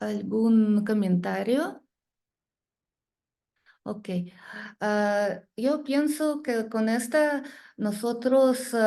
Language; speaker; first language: Spanish; non-native, learner; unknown